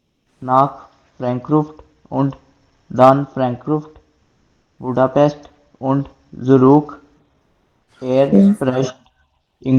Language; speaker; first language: German; non-native, learner; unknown